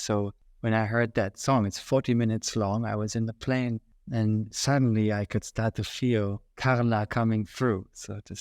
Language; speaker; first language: English; non-native, fluent; German